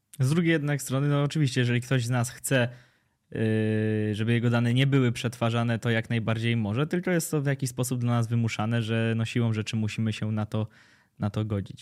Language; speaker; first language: Polish; native; Polish